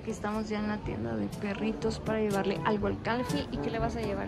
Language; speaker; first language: Spanish; native; Spanish